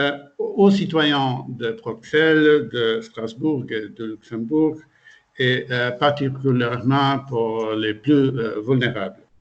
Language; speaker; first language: French; non-native, fluent; Portuguese